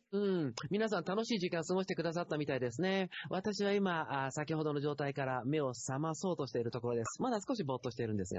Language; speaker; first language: Japanese; native; Japanese